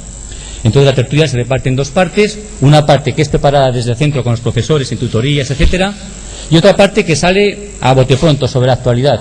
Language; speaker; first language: Spanish; native; Spanish